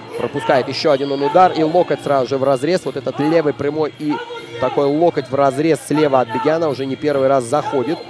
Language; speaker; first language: Russian; native; Russian